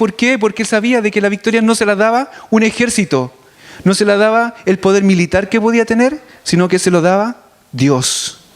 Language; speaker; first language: Spanish; native; Spanish